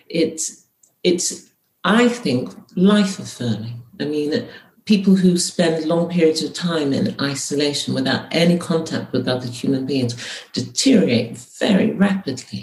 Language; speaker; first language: English; native; English